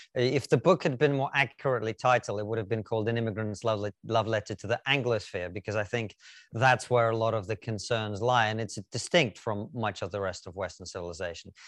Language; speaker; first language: English; non-native, fluent; Russian